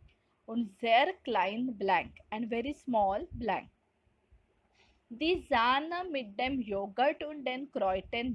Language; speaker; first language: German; non-native, fluent; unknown